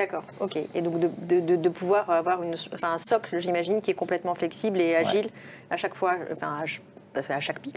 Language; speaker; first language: French; native; French